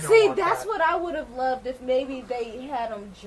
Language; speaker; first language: English; native; English